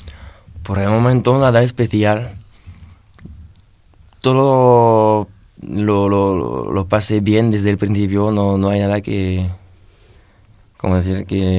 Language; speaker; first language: Spanish; non-native, learner; French